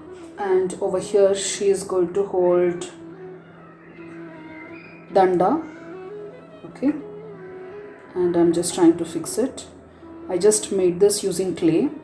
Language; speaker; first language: English; non-native, local second language; Kannada